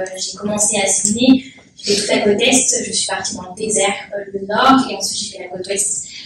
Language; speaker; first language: French; native; French